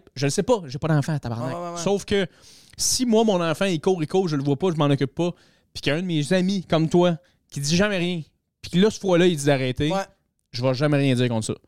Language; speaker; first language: French; native; French